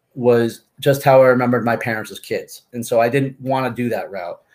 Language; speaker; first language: English; native; English